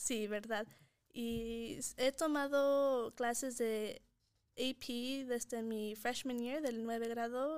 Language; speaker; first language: Spanish; early bilingual, heritage; Spanish